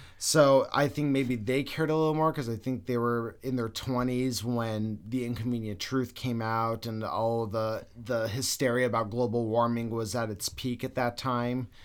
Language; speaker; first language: English; native; English